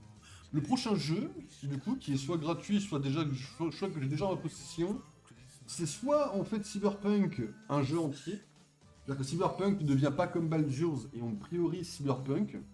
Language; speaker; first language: French; native; French